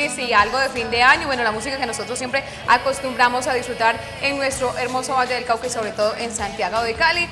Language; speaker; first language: Spanish; native; Spanish